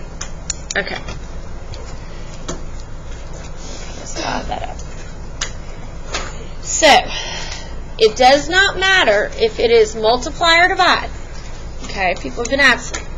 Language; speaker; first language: English; native; English